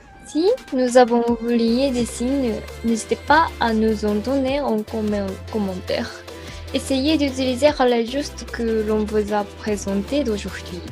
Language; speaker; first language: French; non-native, learner; Japanese